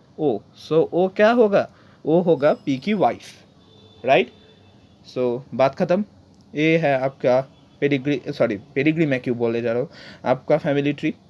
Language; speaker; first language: Hindi; non-native, local second language; Bangla